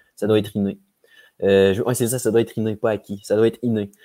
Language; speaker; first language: French; native; French